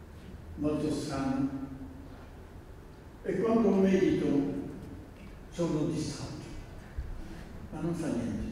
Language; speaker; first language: Italian; non-native, fluent; Dutch